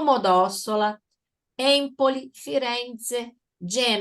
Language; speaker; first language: Italian; non-native, fluent; Portuguese